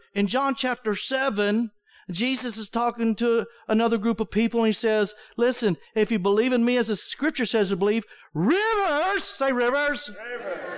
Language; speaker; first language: English; native; English